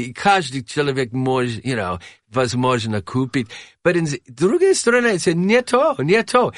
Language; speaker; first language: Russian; non-native, learner; English